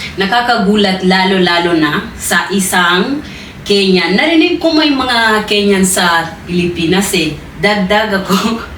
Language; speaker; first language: Filipino; non-native, fluent; Swahili